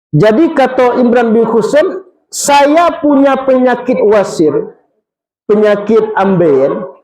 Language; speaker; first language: Malay; non-native, local second language; Minangkabau